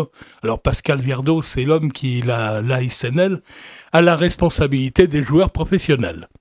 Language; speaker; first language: French; native; French